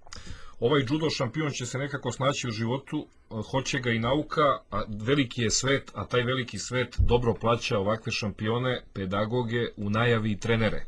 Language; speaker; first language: Serbian; native; Serbian